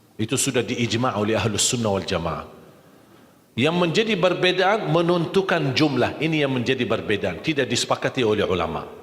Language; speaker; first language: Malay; non-native, fluent; Arabic